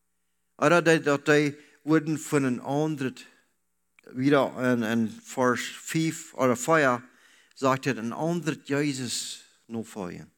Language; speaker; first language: German; non-native, learner; Low German